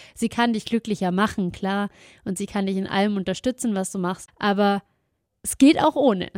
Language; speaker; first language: German; native; German